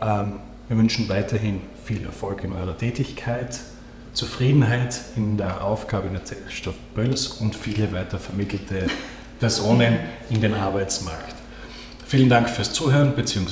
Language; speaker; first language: German; native; German